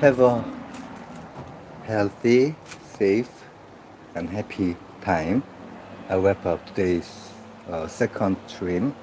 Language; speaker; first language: English; non-native, learner; Korean